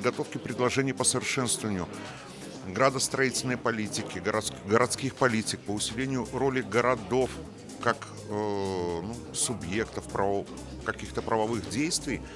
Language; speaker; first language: Russian; native; Russian